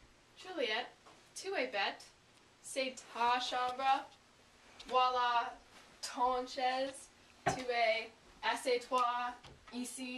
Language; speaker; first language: French; non-native, learner; English